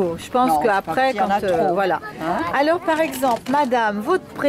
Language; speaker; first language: French; native; French